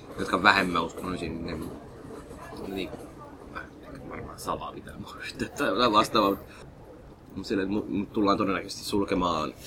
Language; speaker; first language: Finnish; early bilingual, other home language; Somali